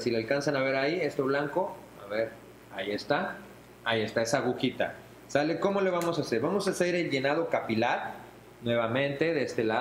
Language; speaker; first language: Spanish; native; Spanish